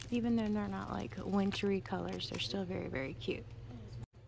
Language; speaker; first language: English; native; English